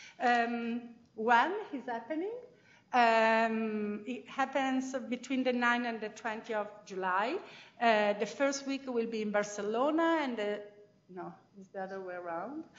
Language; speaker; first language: English; non-native, fluent; Italian